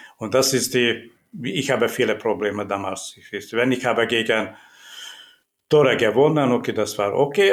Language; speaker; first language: German; non-native, learner; Hungarian